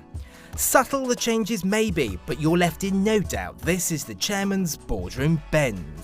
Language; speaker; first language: English; native; English